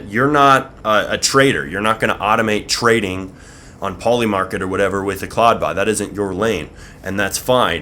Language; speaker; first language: English; native; English